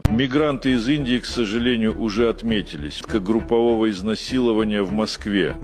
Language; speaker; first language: Russian; native; Russian